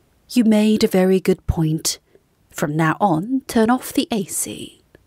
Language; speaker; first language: English; non-native, fluent; Korean